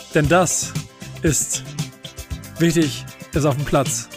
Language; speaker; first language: German; native; German